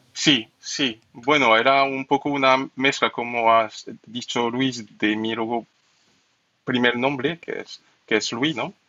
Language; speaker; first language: Spanish; non-native, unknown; French